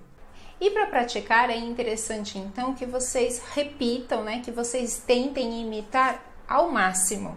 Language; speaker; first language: Portuguese; native; Portuguese